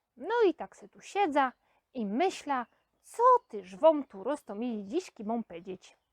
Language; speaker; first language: Polish; native; Polish